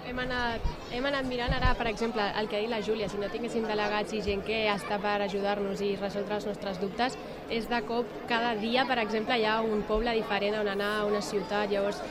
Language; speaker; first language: Catalan; native; Catalan